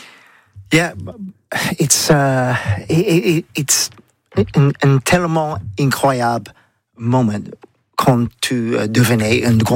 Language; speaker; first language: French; non-native, learner; English